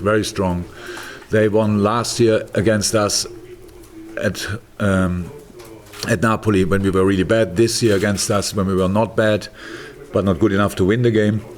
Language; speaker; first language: English; non-native, fluent; German